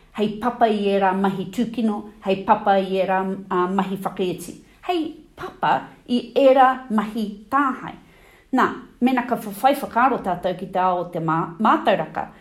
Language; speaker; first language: Māori; non-native, local second language; English